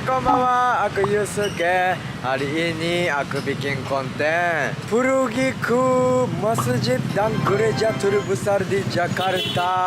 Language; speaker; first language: Indonesian; early bilingual, heritage; Japanese